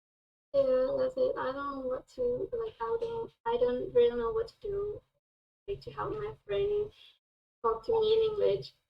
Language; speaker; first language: English; non-native, fluent; Thai